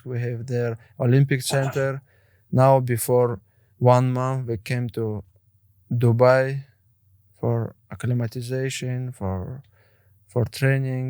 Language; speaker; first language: English; non-native, learner; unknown